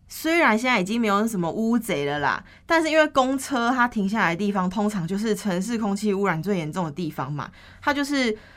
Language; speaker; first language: Chinese; native; Chinese